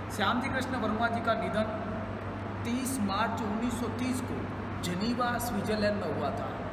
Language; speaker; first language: Hindi; non-native, local second language; Gujarati